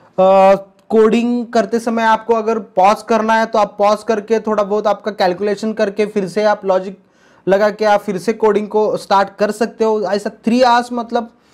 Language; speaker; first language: Hindi; non-native, local second language; Marathi